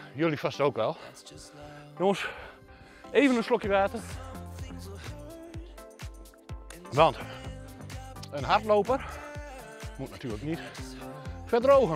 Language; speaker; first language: Dutch; native; Dutch